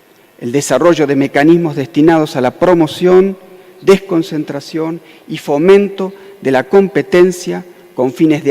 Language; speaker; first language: Spanish; native; Spanish